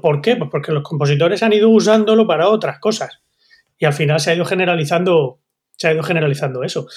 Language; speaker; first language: Spanish; native; Spanish